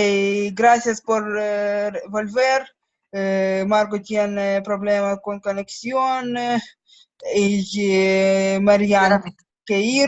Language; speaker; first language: Spanish; non-native, learner; Russian